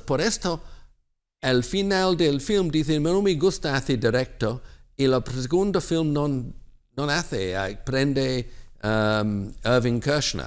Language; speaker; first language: Spanish; non-native, learner; English